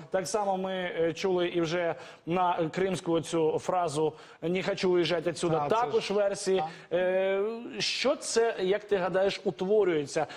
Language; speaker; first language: Ukrainian; native; Ukrainian